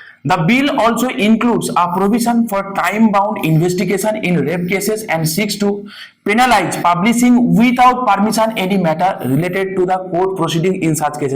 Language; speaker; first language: English; non-native, local second language; Bangla